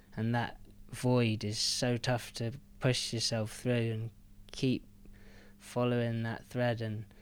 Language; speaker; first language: English; native; English